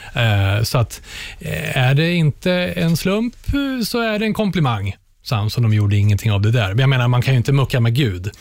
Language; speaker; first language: Swedish; native; Swedish